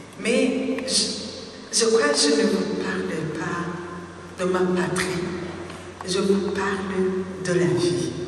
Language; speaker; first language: French; non-native, local second language; Rundi